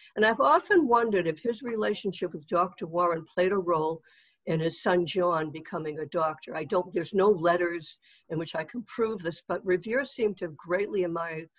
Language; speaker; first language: English; native; English